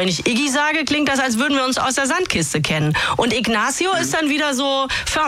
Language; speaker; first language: German; native; German